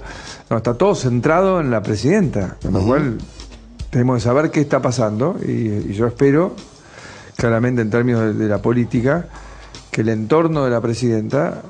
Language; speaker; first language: Spanish; native; Spanish